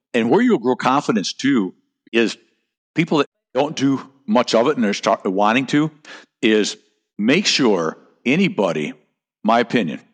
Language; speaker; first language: English; native; English